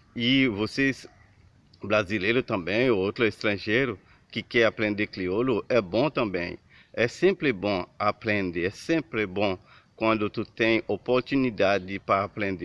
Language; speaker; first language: Portuguese; non-native, learner; Haitian Creole